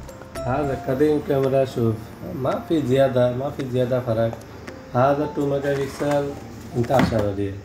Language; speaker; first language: Arabic; non-native, learner; Hindi